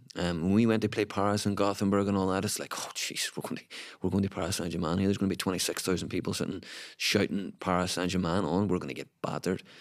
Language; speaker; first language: English; native; English